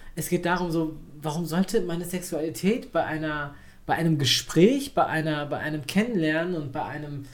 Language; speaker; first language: German; non-native, fluent; Spanish